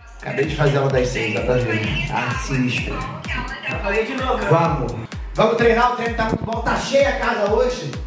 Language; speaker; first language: Portuguese; native; Portuguese